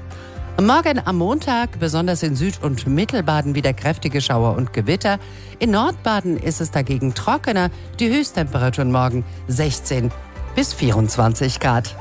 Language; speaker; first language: German; native; German